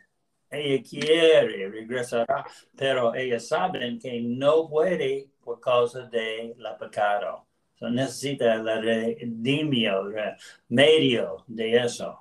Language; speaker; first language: Spanish; non-native, learner; English